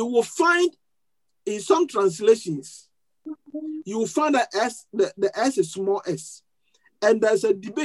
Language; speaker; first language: English; non-native, local second language; Akan